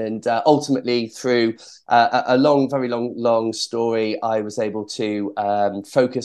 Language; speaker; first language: English; native; English